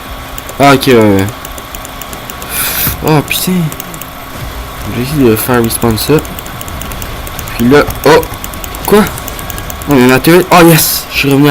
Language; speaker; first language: French; native; French